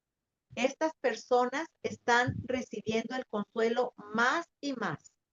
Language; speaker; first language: Spanish; native; Spanish